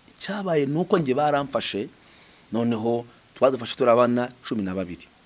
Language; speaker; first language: Kinyarwanda; native; Kinyarwanda